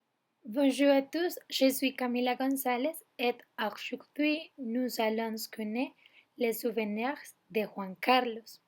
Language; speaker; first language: French; non-native, learner; Spanish